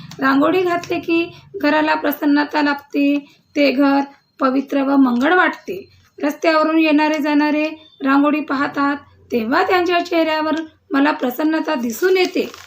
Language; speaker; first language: Marathi; non-native, local second language; Telugu